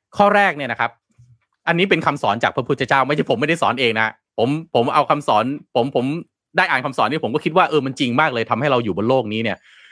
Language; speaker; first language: Thai; non-native, local second language; Lao